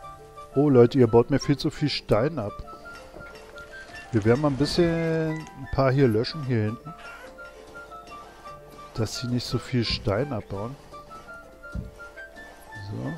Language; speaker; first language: German; native; German